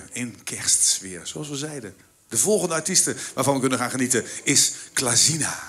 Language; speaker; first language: Dutch; native; Dutch